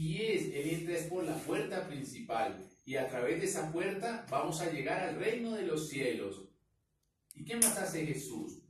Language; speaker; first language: Spanish; native; Spanish